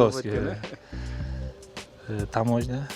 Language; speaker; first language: Russian; non-native, local second language; Kyrgyz